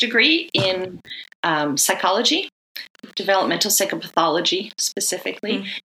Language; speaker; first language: English; native; English